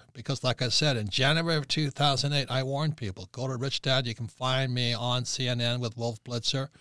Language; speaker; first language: English; native; English